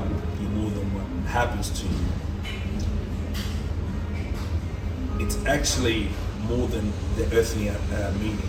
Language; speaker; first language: English; non-native, local second language; Nyanja